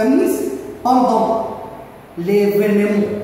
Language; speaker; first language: French; non-native, learner; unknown